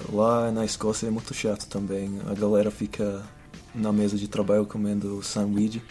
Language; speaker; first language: Portuguese; non-native, fluent; English